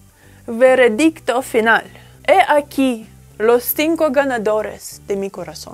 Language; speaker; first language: Spanish; non-native, fluent; Russian